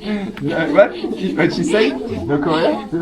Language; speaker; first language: English; non-native, learner; French